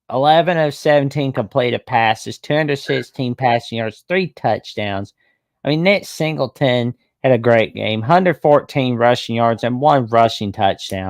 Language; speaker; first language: English; native; English